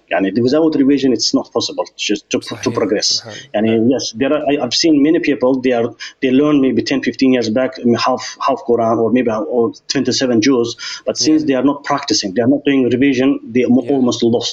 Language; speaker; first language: English; non-native, learner; Azerbaijani